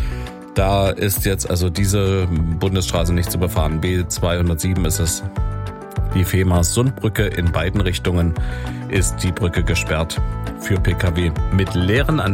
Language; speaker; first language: German; native; German